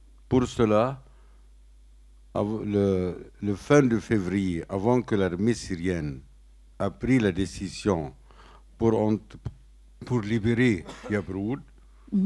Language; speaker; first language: French; non-native, learner; Arabic